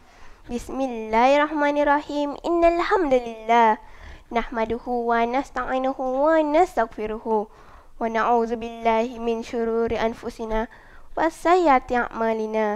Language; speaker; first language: Arabic; non-native, learner; Malay